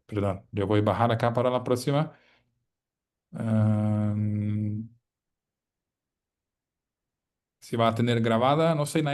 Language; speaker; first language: Spanish; non-native, fluent; Portuguese